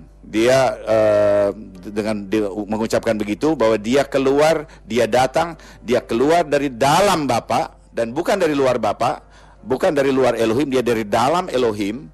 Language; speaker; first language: Indonesian; native; Indonesian